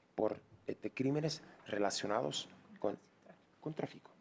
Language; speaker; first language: Spanish; non-native, fluent; English